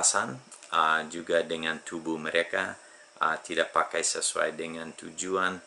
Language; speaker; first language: Indonesian; non-native, fluent; English